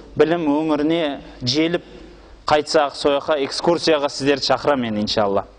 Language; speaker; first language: Kazakh; native; Kazakh